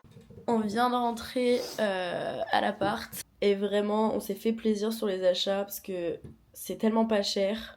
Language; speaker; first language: French; native; French